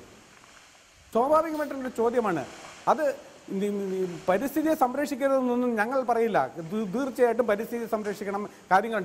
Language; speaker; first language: Malayalam; native; Malayalam